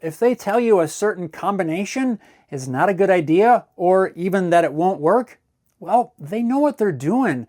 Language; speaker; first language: English; native; English